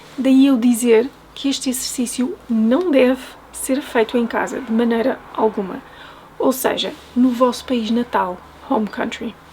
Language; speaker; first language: Portuguese; native; Portuguese